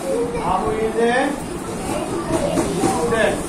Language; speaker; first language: English; non-native, learner; Bangla